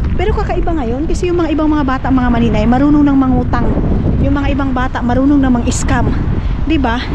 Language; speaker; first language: Filipino; non-native, local second language; Cebuano